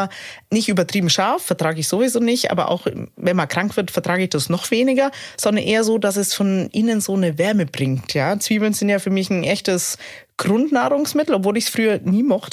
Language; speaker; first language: German; native; German